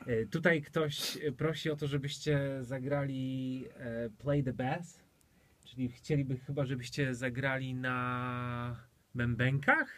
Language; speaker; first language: Polish; native; Polish